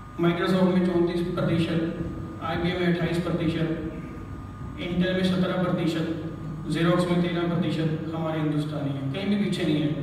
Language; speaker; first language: Hindi; native; Hindi